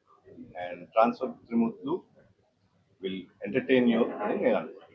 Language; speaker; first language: Telugu; native; Telugu